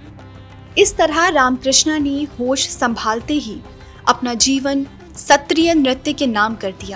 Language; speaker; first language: Hindi; native; Hindi